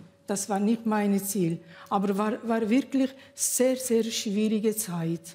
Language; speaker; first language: German; non-native, learner; Kurdish